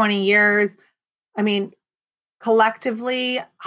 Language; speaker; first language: English; native; English